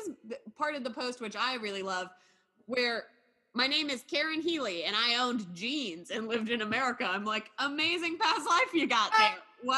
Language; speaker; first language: English; native; English